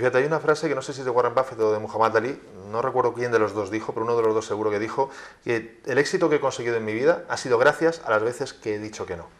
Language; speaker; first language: Spanish; native; Spanish